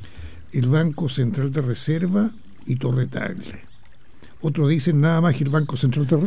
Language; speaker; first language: Spanish; native; Spanish